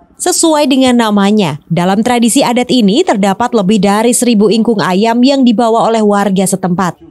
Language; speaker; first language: Indonesian; native; Indonesian